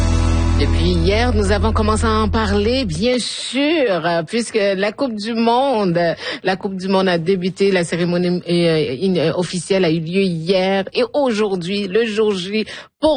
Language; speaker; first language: French; native; French